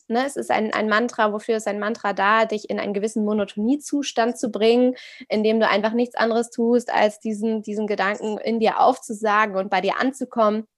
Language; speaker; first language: German; native; German